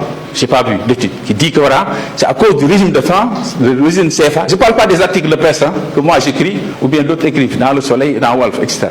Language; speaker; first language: French; non-native, local second language; Wolof